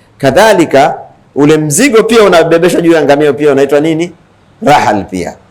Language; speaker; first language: Swahili; native; Swahili